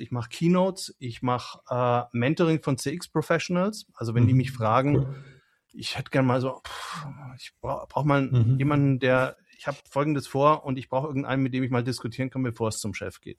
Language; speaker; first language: German; native; German